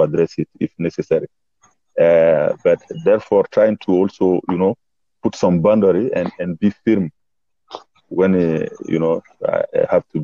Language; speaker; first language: English; non-native, fluent; Bambara